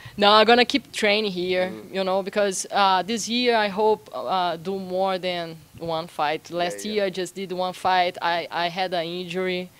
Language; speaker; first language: English; non-native, learner; Portuguese